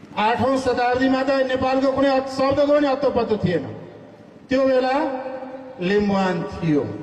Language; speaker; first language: Nepali; non-native, local second language; Maithili